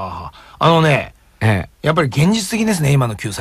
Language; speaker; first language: Japanese; native; Japanese